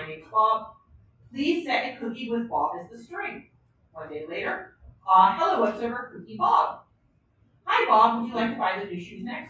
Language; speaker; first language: English; native; English